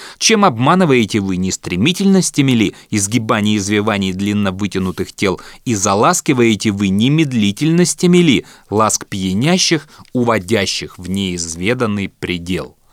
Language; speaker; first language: Russian; native; Russian